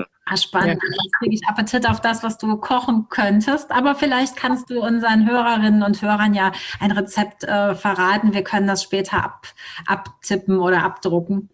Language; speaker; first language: German; native; German